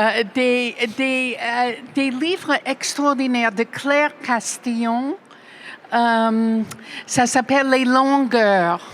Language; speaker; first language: French; non-native, fluent; English